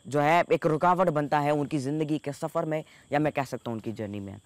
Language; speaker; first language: Urdu; native; Urdu